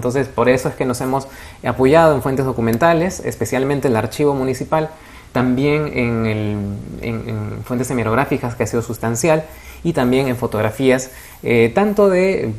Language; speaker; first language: Spanish; native; Spanish